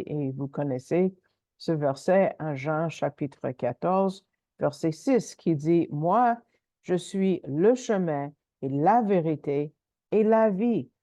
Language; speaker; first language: French; native; French